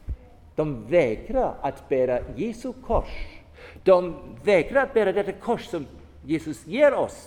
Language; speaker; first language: Swedish; non-native, fluent; German